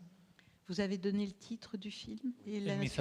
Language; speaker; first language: French; native; French